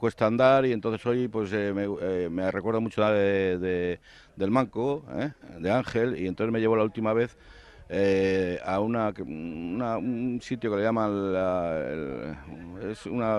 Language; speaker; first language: Spanish; native; Spanish